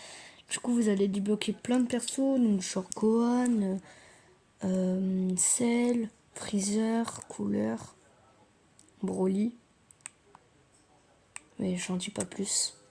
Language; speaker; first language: French; native; French